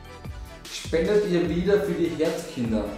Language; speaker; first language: German; native; German